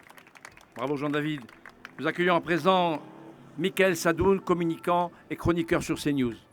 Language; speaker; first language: French; native; French